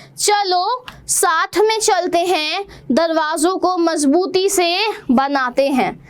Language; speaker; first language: Hindi; native; Hindi